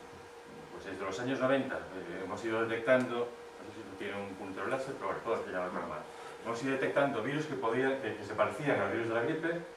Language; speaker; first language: Spanish; native; Spanish